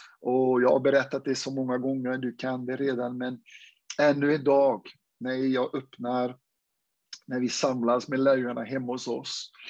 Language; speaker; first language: Swedish; non-native, fluent; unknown